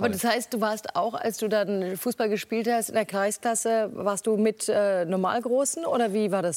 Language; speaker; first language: German; native; German